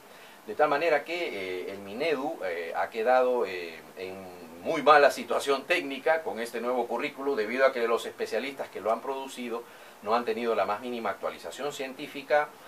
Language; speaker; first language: Spanish; native; Spanish